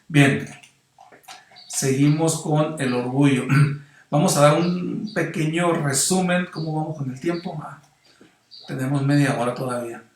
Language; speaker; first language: Spanish; native; Spanish